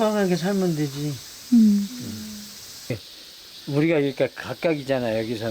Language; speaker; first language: Korean; native; Korean